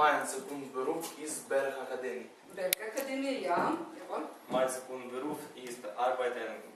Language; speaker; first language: German; non-native, learner; Ukrainian